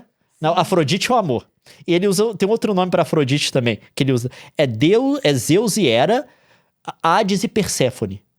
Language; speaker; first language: Portuguese; native; Portuguese